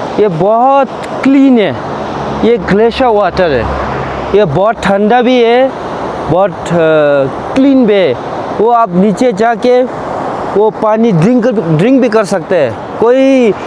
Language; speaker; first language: Hindi; non-native, fluent; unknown